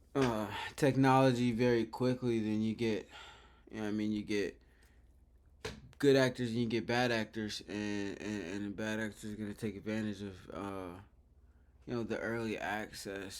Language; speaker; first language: English; native; English